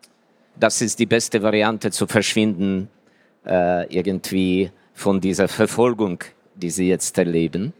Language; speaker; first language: German; non-native, fluent; Ukrainian